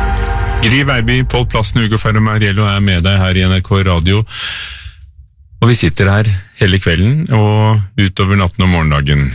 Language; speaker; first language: Norwegian; native; Norwegian